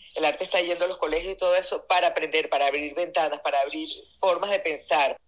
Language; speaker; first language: Spanish; native; Spanish